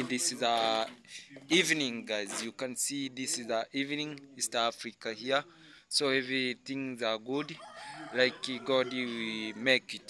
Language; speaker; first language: English; non-native, learner; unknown